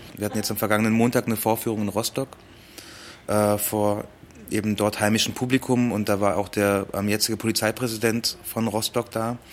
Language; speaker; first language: German; early bilingual, other home language; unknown